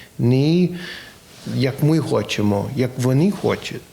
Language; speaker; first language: Ukrainian; non-native, learner; English